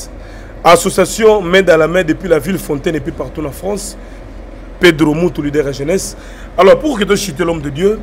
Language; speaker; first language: French; non-native, local second language; Lingala